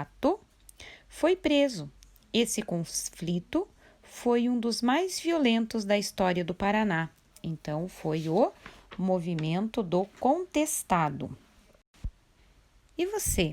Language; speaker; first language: Portuguese; native; Portuguese